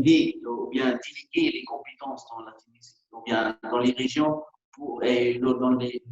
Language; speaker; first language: French; non-native, local second language; Arabic